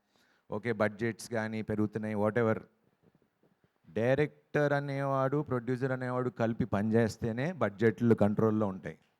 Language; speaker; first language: Telugu; native; Telugu